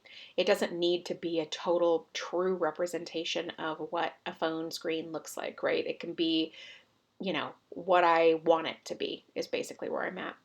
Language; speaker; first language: English; native; English